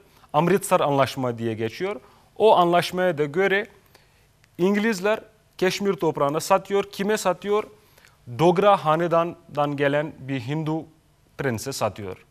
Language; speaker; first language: Turkish; non-native, fluent; Kashmiri